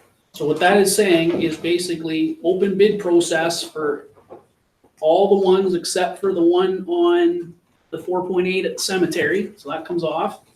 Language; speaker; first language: English; native; English